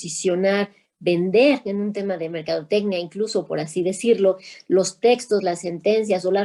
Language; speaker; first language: Spanish; native; Spanish